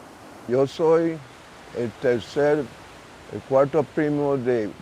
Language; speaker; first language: Spanish; non-native, local second language; English